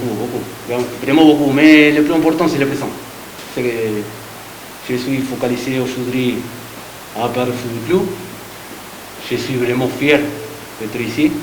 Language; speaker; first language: French; non-native, learner; Spanish